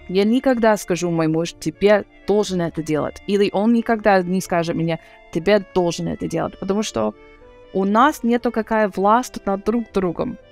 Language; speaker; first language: Russian; non-native, learner; English